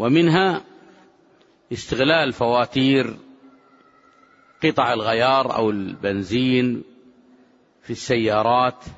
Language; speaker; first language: Arabic; native; Arabic